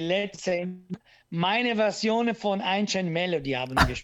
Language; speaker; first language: German; non-native, learner; Italian